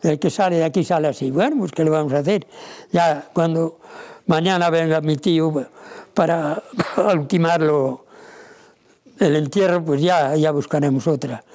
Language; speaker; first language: Spanish; non-native, local second language; Galician